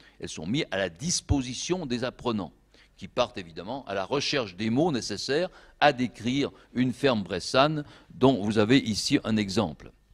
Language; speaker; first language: French; native; French